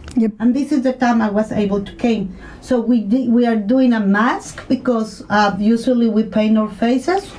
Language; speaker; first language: English; non-native, learner; Spanish